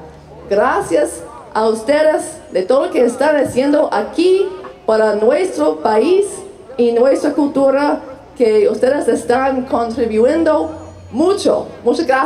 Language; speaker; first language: Spanish; non-native, fluent; English